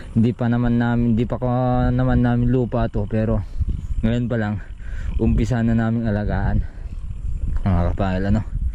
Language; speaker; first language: Filipino; native; Filipino